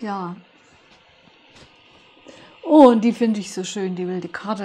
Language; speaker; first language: German; native; German